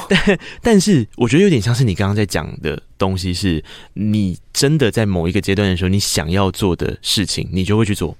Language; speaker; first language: Chinese; non-native, local second language; Min Nan Chinese